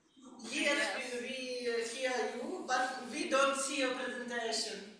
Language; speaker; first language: English; non-native, learner; Ukrainian